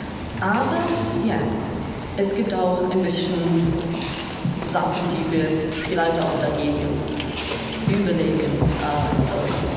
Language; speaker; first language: German; non-native, fluent; English